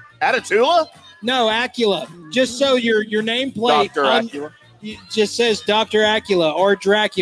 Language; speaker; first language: English; native; English